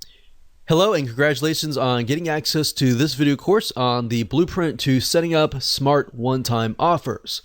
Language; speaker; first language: English; native; English